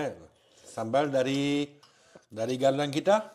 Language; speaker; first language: Indonesian; non-native, learner; French